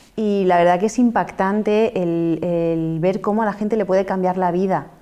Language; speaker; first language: Spanish; non-native, local second language; Catalan